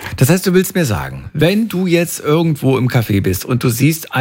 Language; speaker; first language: German; native; German